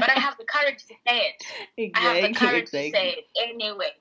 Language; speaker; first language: English; non-native, local second language; Shona